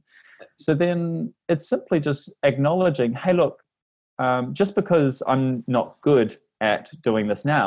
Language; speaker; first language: English; native; English